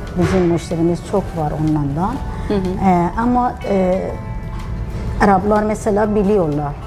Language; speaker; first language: Turkish; non-native, learner; Persian